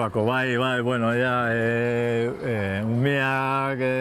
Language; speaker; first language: Basque; non-native, local second language; Spanish